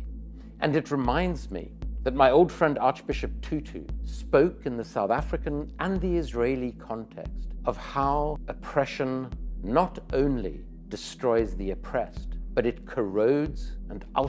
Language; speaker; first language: English; native; English